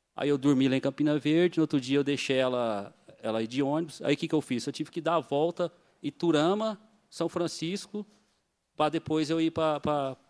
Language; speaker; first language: Portuguese; native; Portuguese